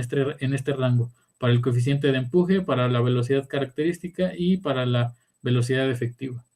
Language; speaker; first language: Spanish; native; Spanish